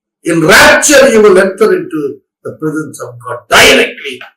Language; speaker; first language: English; non-native, local second language; Telugu